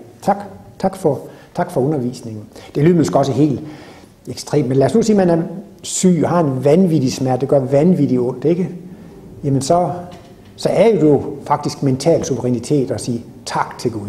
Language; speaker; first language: Danish; native; Danish